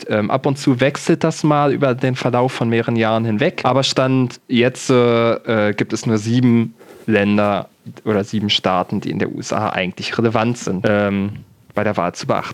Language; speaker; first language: German; native; German